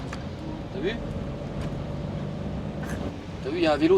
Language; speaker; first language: French; native; French